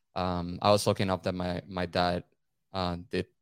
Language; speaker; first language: English; non-native, fluent; Spanish